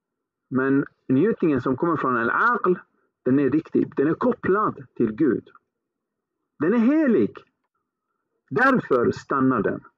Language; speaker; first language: Swedish; early bilingual, other home language; Arabic